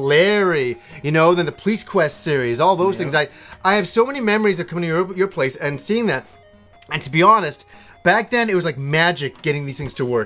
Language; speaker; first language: English; native; English